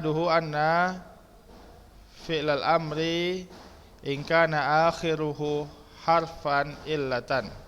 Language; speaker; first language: Arabic; non-native, fluent; Indonesian